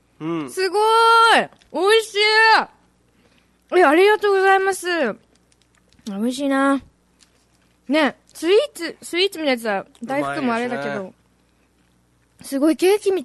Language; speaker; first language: Japanese; native; Japanese